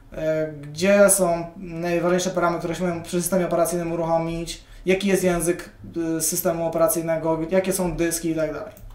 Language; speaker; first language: Polish; native; Polish